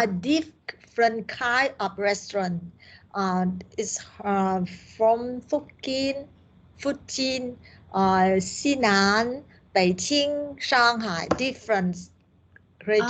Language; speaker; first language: English; non-native, learner; Vietnamese